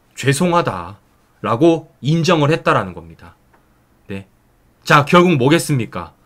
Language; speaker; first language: Korean; native; Korean